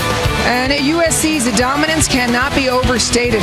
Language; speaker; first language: English; native; English